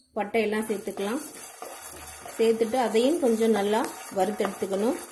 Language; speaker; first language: Tamil; non-native, local second language; Telugu